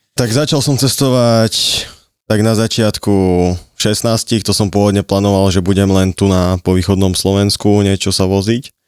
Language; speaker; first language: Slovak; native; Slovak